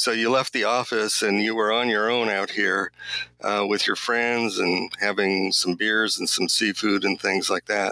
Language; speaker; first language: English; native; English